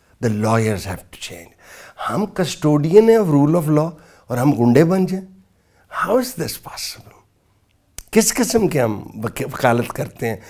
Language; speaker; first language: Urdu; non-native, local second language; Punjabi